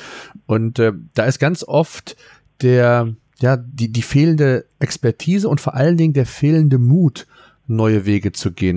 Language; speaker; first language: German; native; German